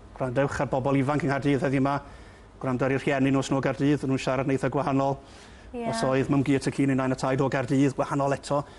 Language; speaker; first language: Welsh; native; Welsh